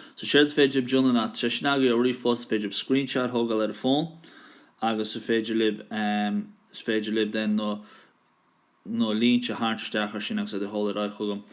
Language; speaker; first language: Irish; native; Irish